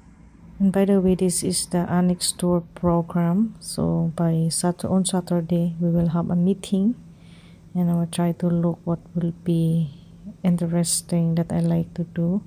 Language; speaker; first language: English; non-native, local second language; Filipino